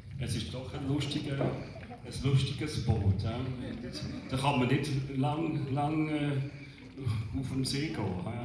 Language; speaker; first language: German; non-native, local second language; French